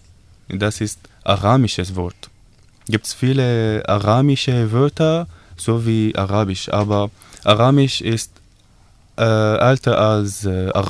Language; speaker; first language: German; non-native, learner; Arabic